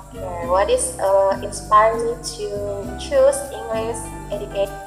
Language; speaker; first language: English; non-native, learner; Indonesian